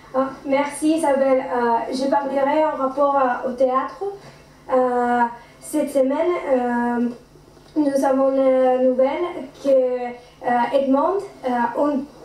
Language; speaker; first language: French; non-native, learner; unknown